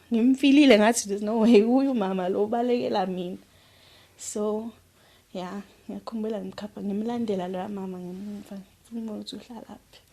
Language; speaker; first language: Zulu; native; Zulu